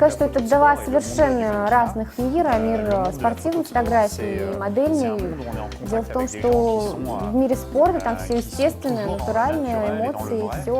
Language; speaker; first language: Russian; native; Russian